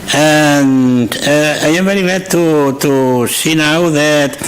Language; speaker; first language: English; non-native, fluent; Catalan